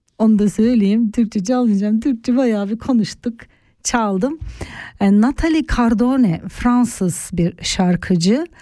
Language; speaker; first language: Turkish; native; Turkish